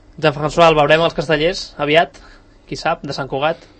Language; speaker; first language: Catalan; native; Catalan